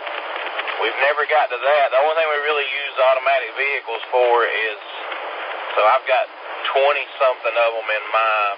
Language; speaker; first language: English; native; English